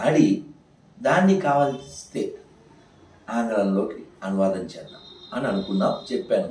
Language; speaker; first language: Telugu; native; Telugu